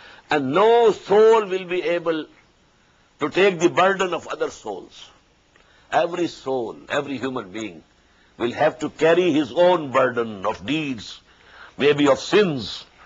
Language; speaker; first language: English; non-native, local second language; Urdu